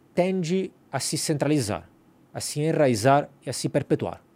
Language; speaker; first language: Portuguese; non-native, fluent; Italian